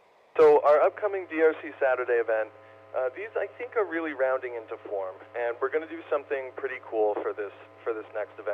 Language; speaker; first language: English; native; English